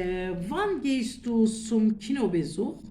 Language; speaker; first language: German; non-native, fluent; Turkish